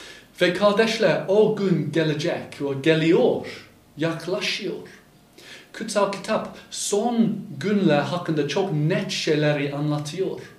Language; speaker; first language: Turkish; non-native, fluent; English